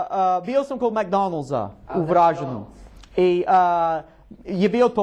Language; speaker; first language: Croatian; non-native, learner; English